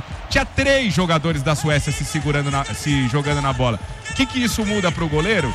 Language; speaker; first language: Portuguese; native; Portuguese